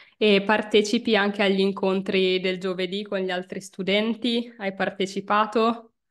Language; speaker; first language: Italian; native; Italian